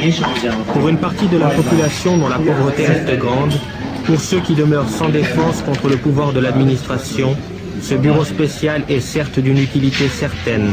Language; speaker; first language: French; native; French